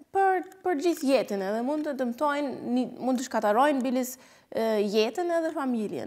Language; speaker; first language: Albanian; non-native, fluent; German